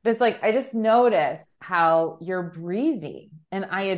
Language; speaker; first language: English; native; English